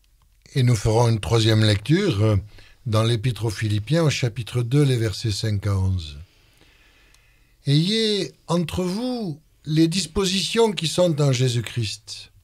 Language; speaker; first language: French; native; French